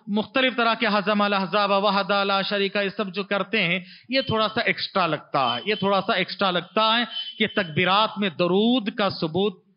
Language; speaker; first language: Urdu; native; Urdu